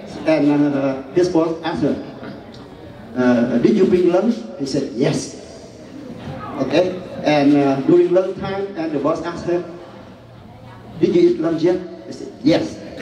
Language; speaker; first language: English; non-native, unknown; Vietnamese